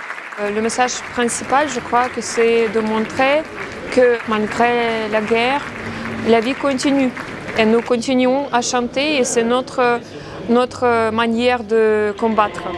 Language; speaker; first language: French; non-native, fluent; Ukrainian